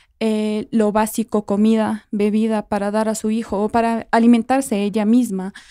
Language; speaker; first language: Spanish; non-native, fluent; Arabic